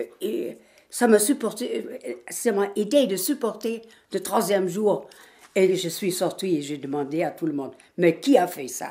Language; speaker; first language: French; non-native, fluent; German